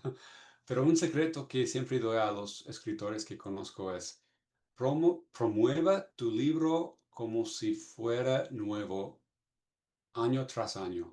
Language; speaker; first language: Spanish; non-native, fluent; English